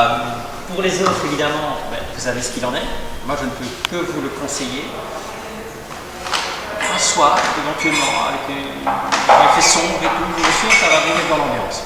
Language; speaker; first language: French; native; French